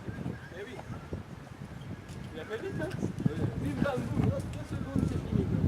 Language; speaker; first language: French; native; French